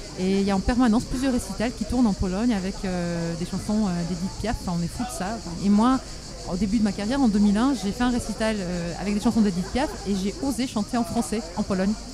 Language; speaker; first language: French; non-native, fluent; Polish